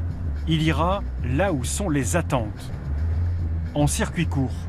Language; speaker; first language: French; native; French